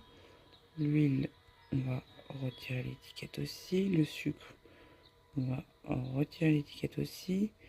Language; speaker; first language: French; native; French